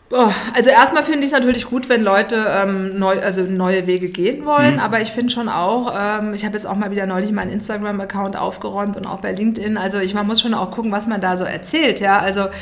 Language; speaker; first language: German; native; German